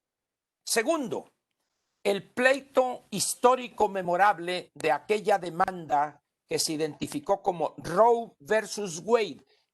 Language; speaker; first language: Spanish; native; Spanish